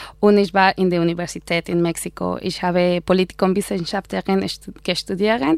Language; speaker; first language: German; non-native, learner; Spanish